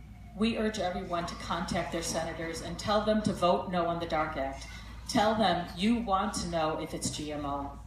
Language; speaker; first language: English; native; English